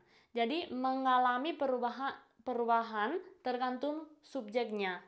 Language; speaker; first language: Indonesian; non-native, fluent; Spanish